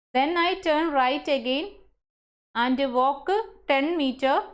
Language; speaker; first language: English; non-native, local second language; Malayalam